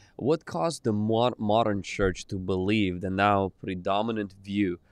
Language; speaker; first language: English; non-native, fluent; Ukrainian